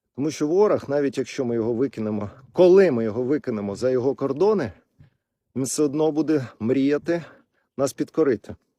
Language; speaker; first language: Ukrainian; non-native, local second language; Russian